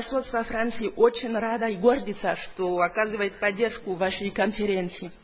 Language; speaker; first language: Russian; non-native, fluent; French